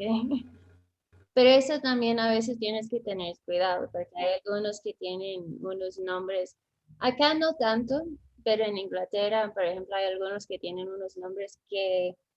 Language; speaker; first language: Spanish; non-native, fluent; English